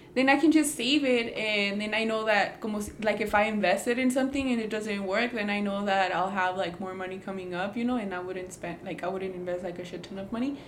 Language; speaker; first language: English; early bilingual, other home language; Spanish